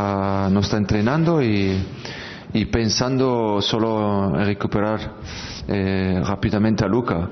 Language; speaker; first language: Spanish; non-native, fluent; French